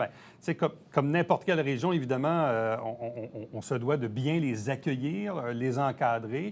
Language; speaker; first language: French; native; French